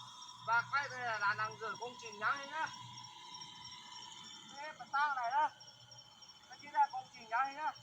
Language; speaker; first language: Vietnamese; non-native, local second language; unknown